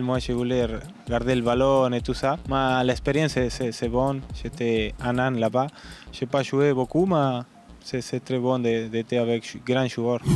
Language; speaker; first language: French; non-native, learner; Spanish